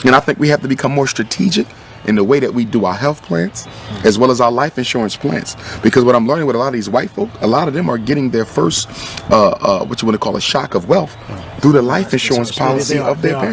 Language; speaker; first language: English; native; English